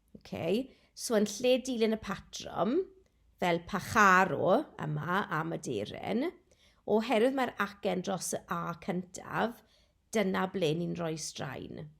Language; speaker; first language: Welsh; non-native, local second language; English